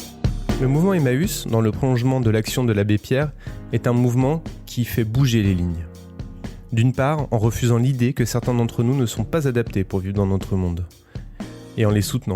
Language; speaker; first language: French; native; French